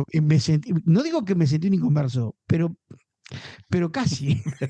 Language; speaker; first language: Spanish; native; Spanish